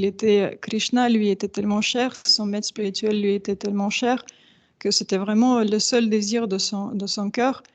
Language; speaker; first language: French; non-native, fluent; Russian